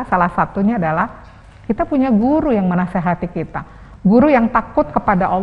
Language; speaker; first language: Indonesian; native; Indonesian